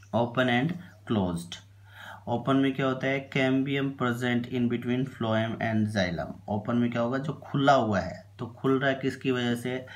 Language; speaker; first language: Hindi; native; Hindi